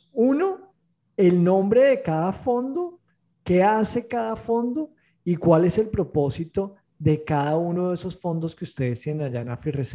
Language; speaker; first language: Spanish; native; Spanish